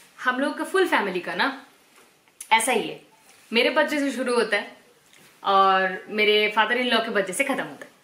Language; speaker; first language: Hindi; non-native, local second language; Bangla